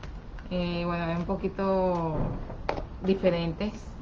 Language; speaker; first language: Spanish; non-native, fluent; Chinese